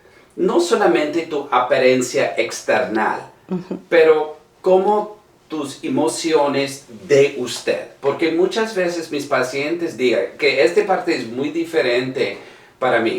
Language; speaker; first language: Spanish; non-native, learner; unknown